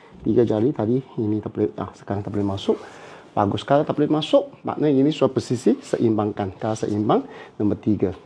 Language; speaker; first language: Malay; non-native, local second language; Cantonese